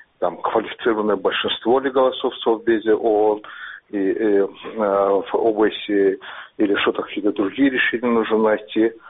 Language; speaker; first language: Russian; non-native, local second language; Azerbaijani